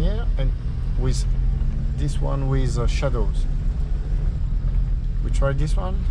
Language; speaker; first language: English; non-native, learner; French